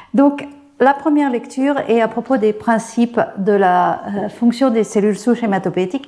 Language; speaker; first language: French; native; French